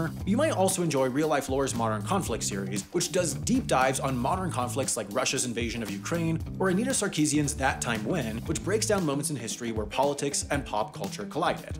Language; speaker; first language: English; native; English